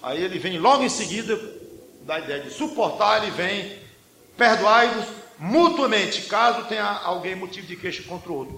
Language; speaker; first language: Portuguese; native; Portuguese